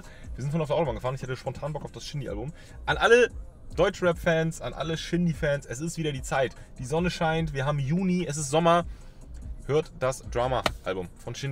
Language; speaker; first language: German; native; German